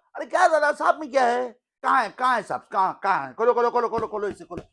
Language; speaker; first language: Hindi; non-native, local second language; Bangla